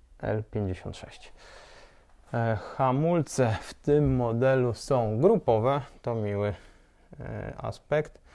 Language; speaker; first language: Polish; native; Polish